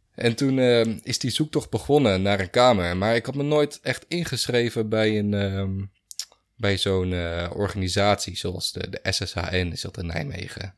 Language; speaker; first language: Dutch; native; Dutch